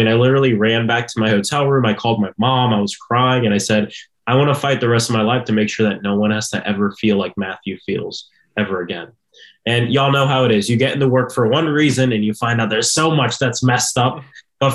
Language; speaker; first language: English; native; English